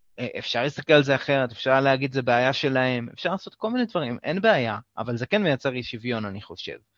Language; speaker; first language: Hebrew; native; Hebrew